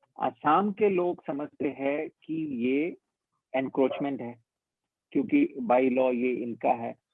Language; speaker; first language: Hindi; non-native, local second language; Assamese